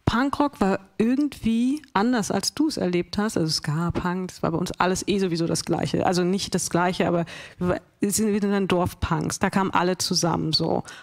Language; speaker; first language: German; native; German